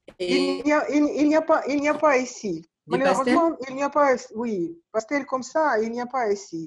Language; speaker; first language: French; non-native, learner; Russian